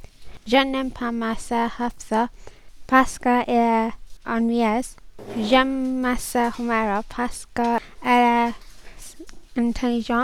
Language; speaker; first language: French; non-native, learner; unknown